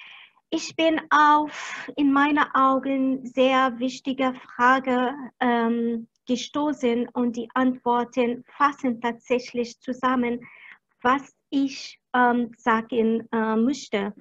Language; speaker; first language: German; non-native, fluent; Arabic